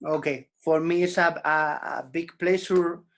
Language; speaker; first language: English; non-native, learner; Spanish